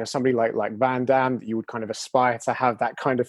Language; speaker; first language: English; native; English